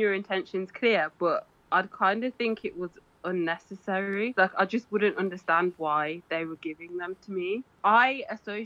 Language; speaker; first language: English; native; English